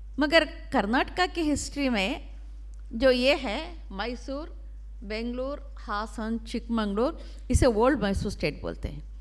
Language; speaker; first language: Hindi; non-native, local second language; Urdu